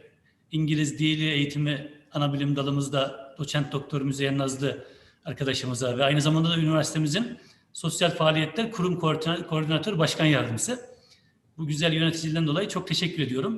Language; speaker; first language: Turkish; native; Turkish